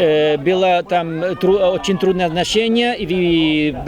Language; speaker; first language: Russian; non-native, fluent; Spanish